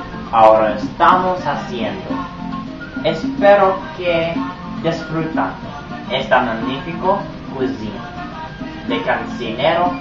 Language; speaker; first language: Spanish; non-native, learner; English